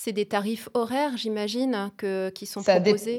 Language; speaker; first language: French; native; French